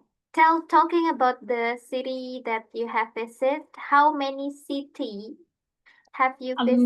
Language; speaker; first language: English; non-native, fluent; Indonesian